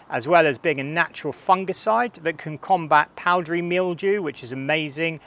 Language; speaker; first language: English; native; English